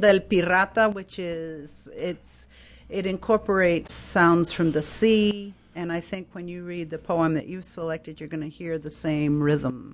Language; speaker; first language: English; native; English